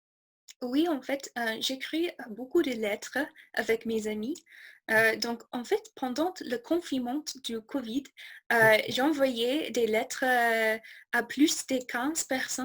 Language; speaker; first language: French; non-native, fluent; English